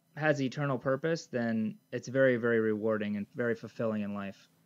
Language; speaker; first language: English; native; English